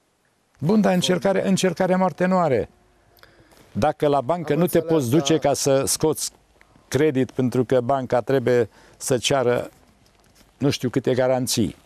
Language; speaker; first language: Romanian; native; Romanian